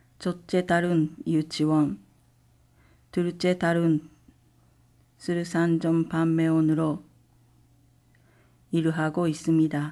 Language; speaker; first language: Korean; non-native, learner; Japanese